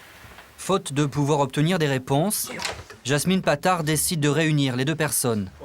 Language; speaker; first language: French; native; French